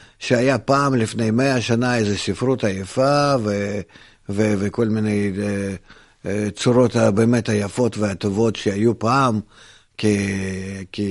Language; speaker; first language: Hebrew; non-native, fluent; Russian